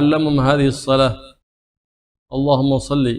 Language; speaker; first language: Arabic; native; Arabic